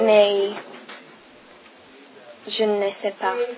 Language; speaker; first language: French; non-native, learner; English